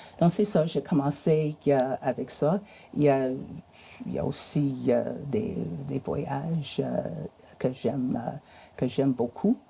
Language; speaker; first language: French; non-native, fluent; English